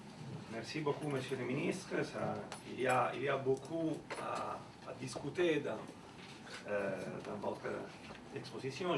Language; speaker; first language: French; non-native, fluent; Italian